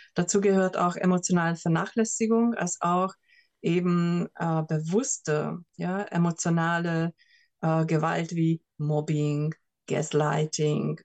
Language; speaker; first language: German; non-native, fluent; Hungarian